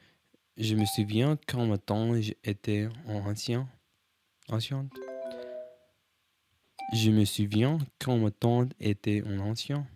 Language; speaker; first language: French; non-native, learner; English